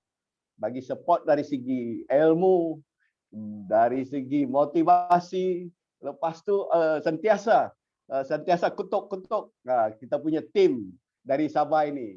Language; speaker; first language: Malay; native; Malay